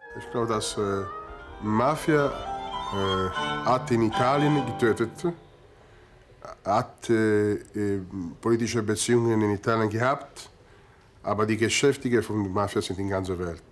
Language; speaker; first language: German; non-native, learner; Italian